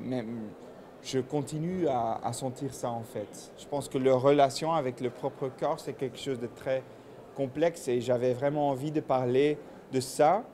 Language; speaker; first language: French; non-native, local second language; Dutch